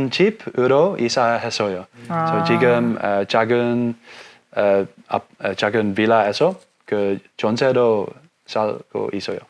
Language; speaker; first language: Korean; non-native, learner; Dutch